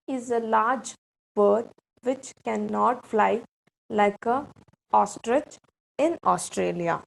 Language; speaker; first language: English; non-native, local second language; Kannada